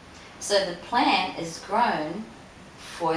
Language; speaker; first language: English; native; English